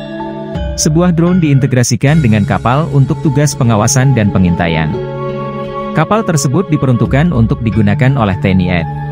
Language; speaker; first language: Indonesian; native; Indonesian